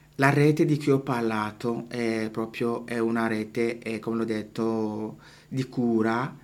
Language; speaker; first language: Italian; non-native, fluent; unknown